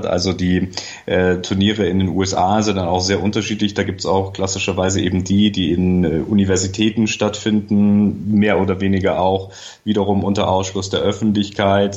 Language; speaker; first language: German; native; German